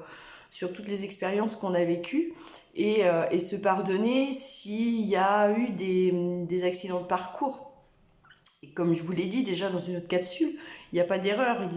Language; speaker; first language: French; native; French